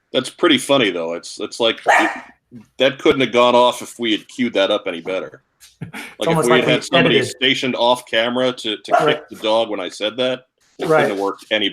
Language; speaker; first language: English; native; English